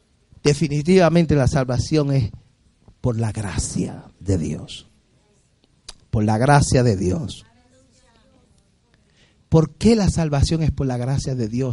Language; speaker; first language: Spanish; native; Spanish